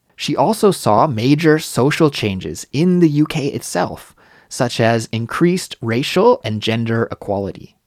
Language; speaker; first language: English; native; English